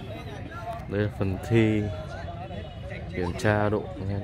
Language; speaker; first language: Vietnamese; native; Vietnamese